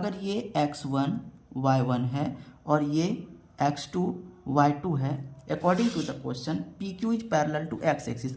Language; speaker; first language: Hindi; native; Hindi